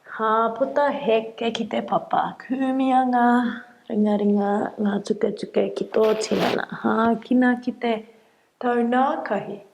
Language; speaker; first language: Māori; non-native, local second language; English